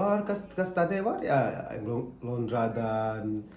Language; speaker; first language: Turkish; non-native, learner; Indonesian